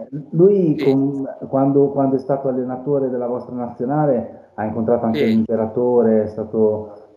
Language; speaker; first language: Italian; native; Italian